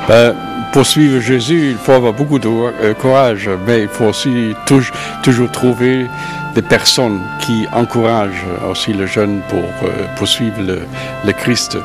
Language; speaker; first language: French; non-native, fluent; German